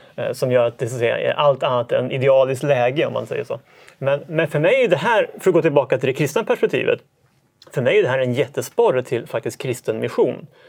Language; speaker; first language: Swedish; native; Swedish